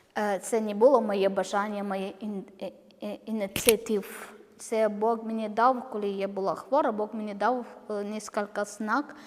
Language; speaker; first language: Ukrainian; non-native, learner; Malayalam